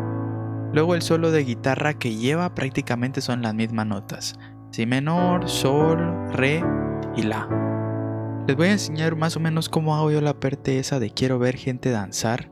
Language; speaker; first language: Spanish; native; Spanish